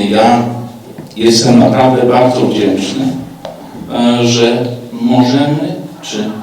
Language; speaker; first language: Polish; non-native, fluent; Ukrainian